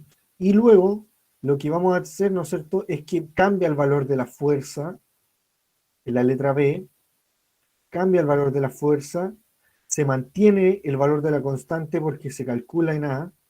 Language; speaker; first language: Spanish; native; Spanish